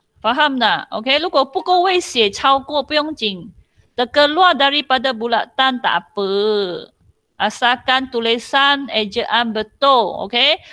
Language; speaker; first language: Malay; non-native, local second language; Chinese